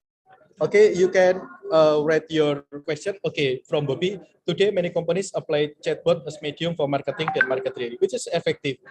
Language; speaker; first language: English; non-native, learner; Indonesian